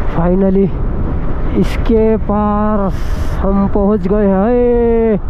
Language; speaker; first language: Hindi; non-native, local second language; Marathi